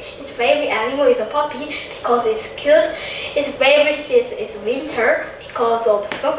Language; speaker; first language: English; non-native, learner; Korean